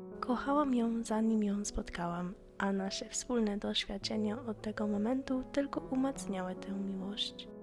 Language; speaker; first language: Polish; non-native, fluent; English